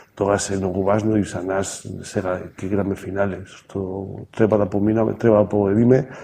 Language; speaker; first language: Macedonian; non-native, learner; Spanish